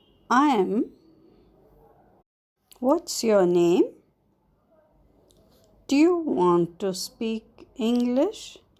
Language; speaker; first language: English; non-native, fluent; Arabic